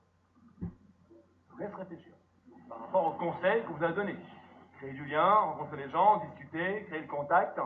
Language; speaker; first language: French; native; French